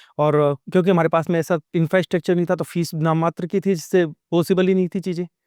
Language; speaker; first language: Hindi; native; Hindi